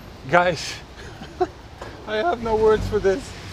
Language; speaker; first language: English; non-native, fluent; Dutch